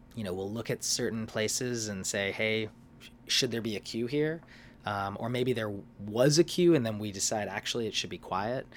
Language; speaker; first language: English; native; English